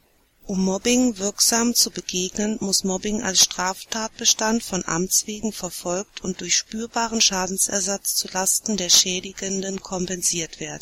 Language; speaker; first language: German; native; German